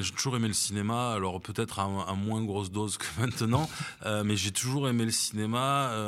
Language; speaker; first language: French; native; French